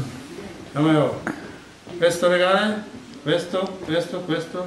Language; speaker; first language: Italian; non-native, learner; Polish